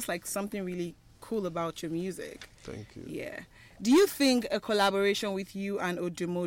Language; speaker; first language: English; non-native, local second language; Igbo